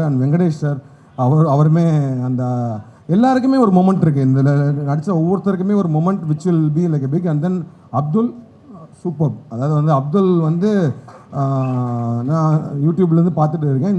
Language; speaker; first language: Tamil; native; Tamil